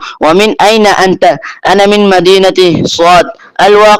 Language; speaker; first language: Arabic; non-native, learner; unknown